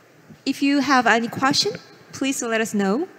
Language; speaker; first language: English; non-native, fluent; Korean